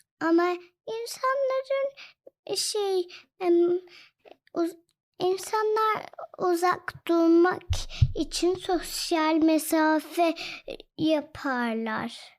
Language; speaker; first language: Turkish; early bilingual, heritage; Turkish